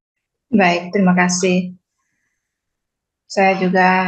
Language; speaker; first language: Indonesian; non-native, local second language; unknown